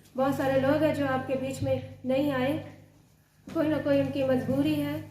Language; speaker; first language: Hindi; non-native, local second language; Punjabi